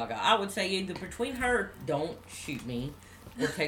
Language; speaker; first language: English; native; English